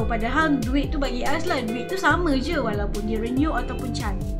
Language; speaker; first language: Malay; native; Malay